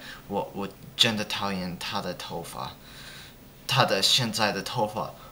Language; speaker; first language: Chinese; non-native, learner; English